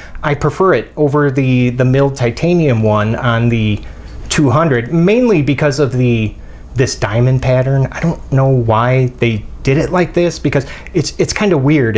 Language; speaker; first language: English; native; English